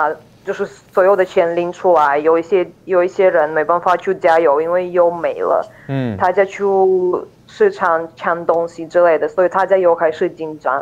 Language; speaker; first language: Chinese; non-native, fluent; Ukrainian